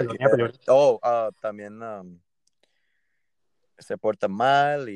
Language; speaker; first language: Spanish; early bilingual, heritage; Spanish